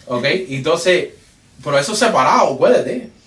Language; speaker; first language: Spanish; early bilingual, heritage; Spanish